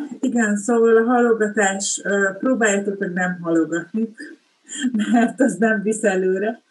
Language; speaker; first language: Hungarian; native; Hungarian